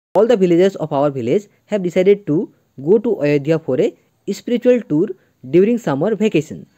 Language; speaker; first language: English; non-native, local second language; Assamese